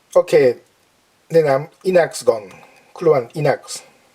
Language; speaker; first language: Thai; non-native, learner; Japanese